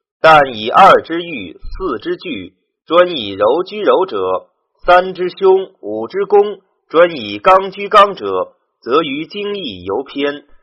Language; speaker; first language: Chinese; native; Chinese